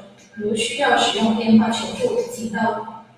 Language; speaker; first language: Chinese; native; Chinese